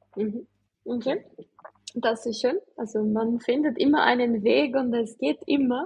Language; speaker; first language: German; non-native, fluent; Portuguese